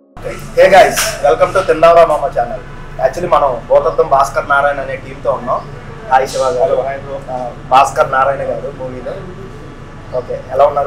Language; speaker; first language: Telugu; native; Telugu